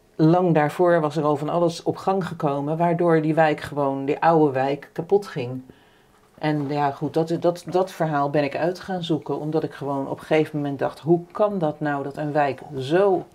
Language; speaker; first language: Dutch; native; Dutch